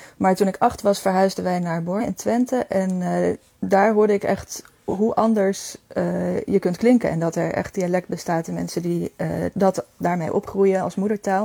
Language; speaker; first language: Dutch; native; Dutch